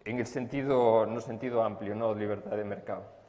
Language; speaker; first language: Spanish; non-native, local second language; Galician